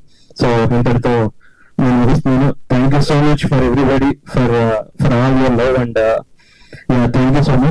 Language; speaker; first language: Telugu; native; Telugu